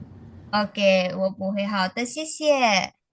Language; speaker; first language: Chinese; non-native, fluent; Indonesian